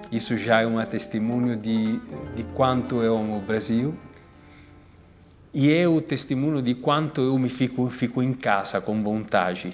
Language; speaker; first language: Portuguese; non-native, fluent; Italian